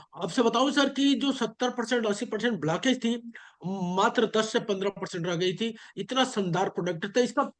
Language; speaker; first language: Hindi; native; Hindi